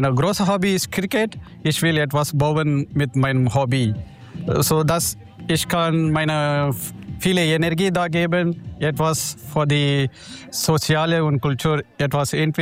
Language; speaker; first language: German; non-native, learner; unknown